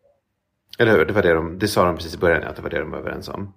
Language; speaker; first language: Swedish; native; Swedish